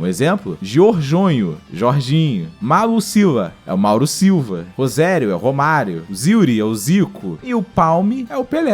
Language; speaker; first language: Portuguese; native; Portuguese